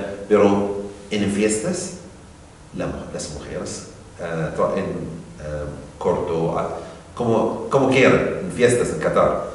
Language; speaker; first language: Spanish; non-native, learner; Arabic